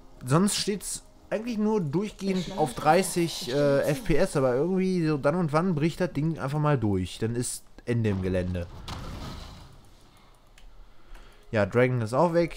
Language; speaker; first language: German; native; German